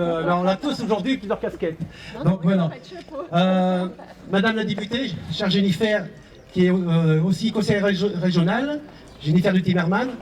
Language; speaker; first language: French; native; French